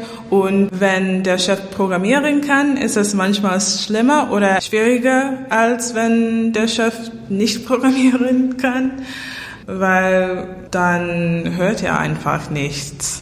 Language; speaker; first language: German; non-native, learner; English